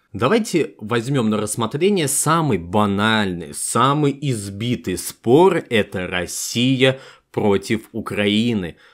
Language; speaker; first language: Russian; native; Russian